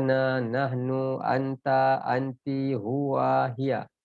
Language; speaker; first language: Arabic; non-native, fluent; Malay